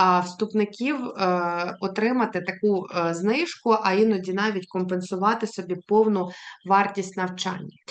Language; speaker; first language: Ukrainian; native; Ukrainian